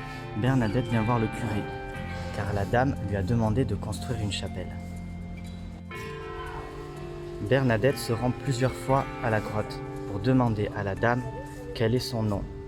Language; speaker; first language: French; native; French